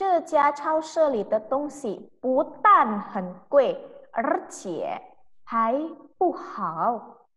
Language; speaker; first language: Chinese; non-native, fluent; Indonesian